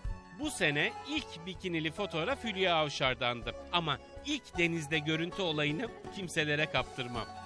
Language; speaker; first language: Turkish; native; Turkish